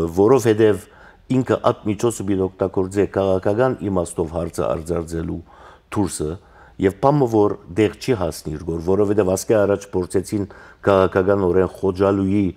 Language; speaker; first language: Armenian; native; Armenian